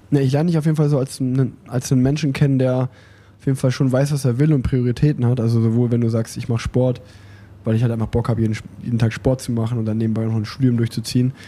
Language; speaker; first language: German; native; German